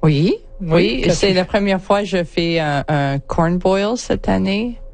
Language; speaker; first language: French; non-native, learner; English